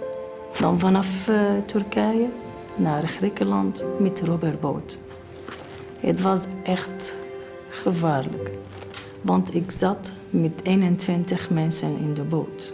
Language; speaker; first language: Dutch; non-native, learner; Arabic